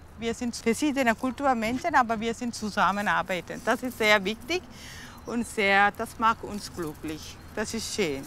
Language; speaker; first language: German; non-native, learner; Tamil